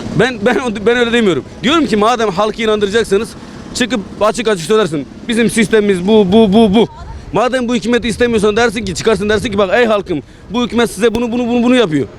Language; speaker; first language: Turkish; native; Turkish